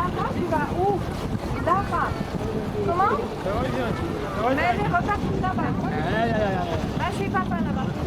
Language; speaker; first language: French; native; French